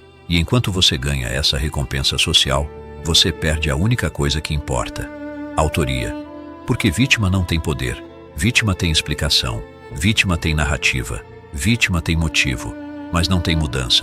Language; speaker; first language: Portuguese; native; Portuguese